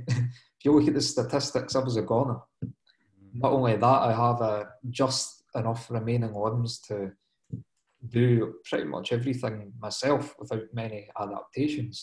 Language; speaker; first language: English; native; English